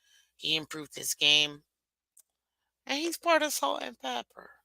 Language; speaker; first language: English; native; English